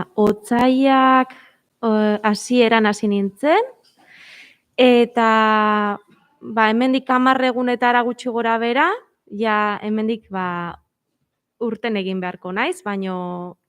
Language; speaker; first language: Basque; non-native, local second language; Spanish